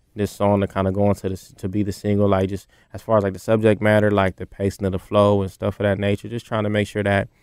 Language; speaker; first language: English; native; English